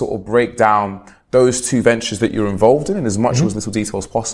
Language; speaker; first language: English; native; English